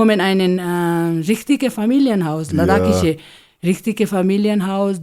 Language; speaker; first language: German; non-native, learner; Ladakhi